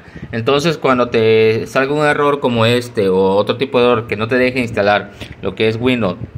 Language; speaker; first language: Spanish; native; Spanish